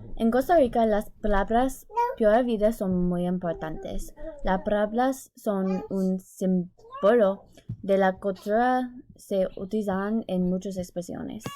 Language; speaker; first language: Spanish; non-native, learner; English